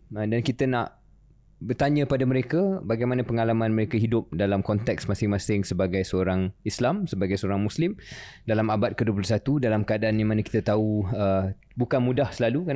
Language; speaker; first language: Malay; native; Malay